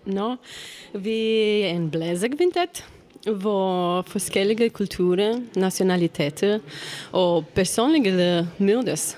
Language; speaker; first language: Danish; non-native, learner; Romanian